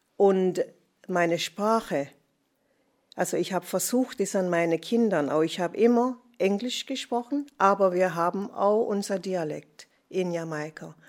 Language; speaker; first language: German; non-native, fluent; English